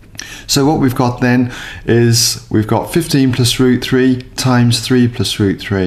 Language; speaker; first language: English; native; English